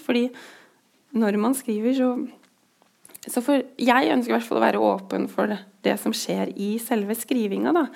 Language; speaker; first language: Norwegian; native; Norwegian